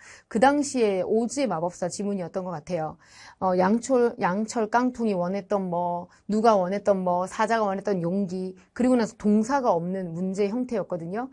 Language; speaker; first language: Korean; native; Korean